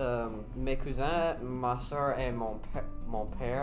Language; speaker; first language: French; non-native, learner; English